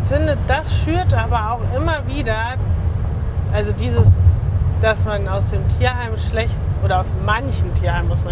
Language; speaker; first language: German; native; German